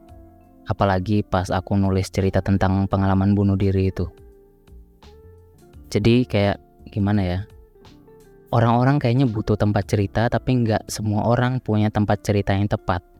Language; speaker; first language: Indonesian; native; Indonesian